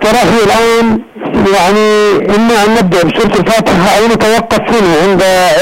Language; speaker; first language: Arabic; native; Arabic